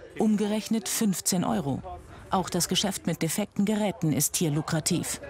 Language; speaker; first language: German; native; German